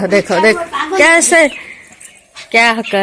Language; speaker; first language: Hindi; non-native, local second language; Odia